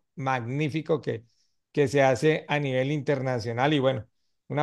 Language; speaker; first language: Spanish; native; Spanish